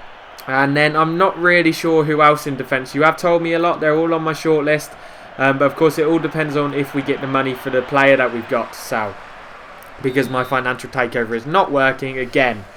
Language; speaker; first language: English; native; English